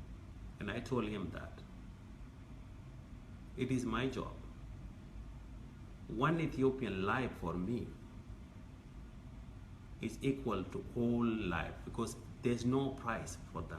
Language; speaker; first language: English; non-native, fluent; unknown